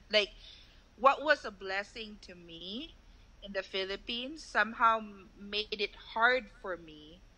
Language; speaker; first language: English; non-native, local second language; Cebuano